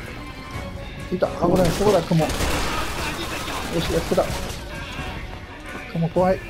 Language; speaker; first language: Japanese; native; Japanese